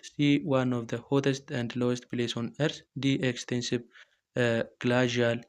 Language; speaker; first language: English; non-native, local second language; Amharic